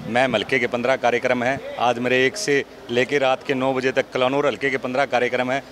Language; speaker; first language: Hindi; native; Hindi